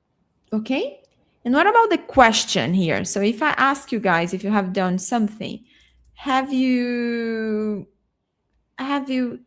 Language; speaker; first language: English; non-native, fluent; Portuguese